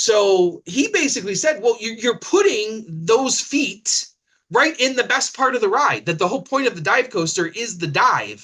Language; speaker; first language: English; native; English